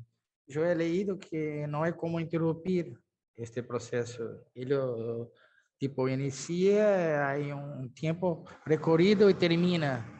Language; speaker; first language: Spanish; non-native, fluent; Portuguese